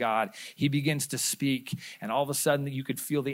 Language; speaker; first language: English; native; English